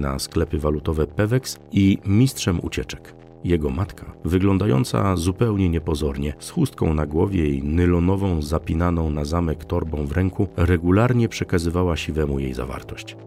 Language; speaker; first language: Polish; native; Polish